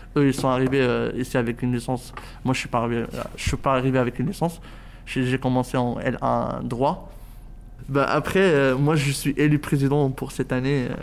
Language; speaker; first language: French; non-native, local second language; Arabic